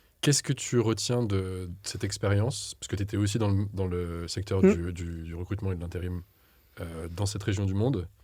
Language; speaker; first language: French; native; French